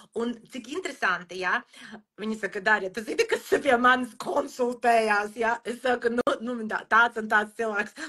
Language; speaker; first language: Latvian; non-native, local second language; Russian